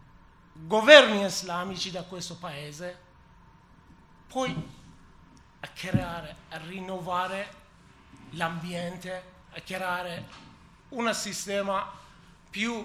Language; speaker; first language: Italian; non-native, learner; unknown